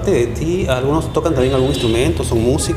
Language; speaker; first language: Spanish; native; Spanish